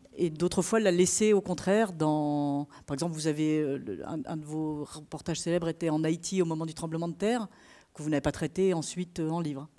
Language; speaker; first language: French; native; French